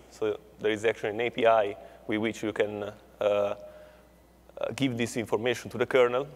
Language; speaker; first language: English; non-native, fluent; Italian